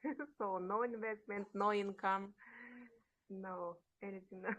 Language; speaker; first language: English; non-native, learner; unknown